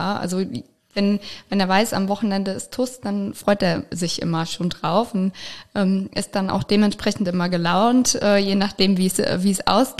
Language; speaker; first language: German; native; German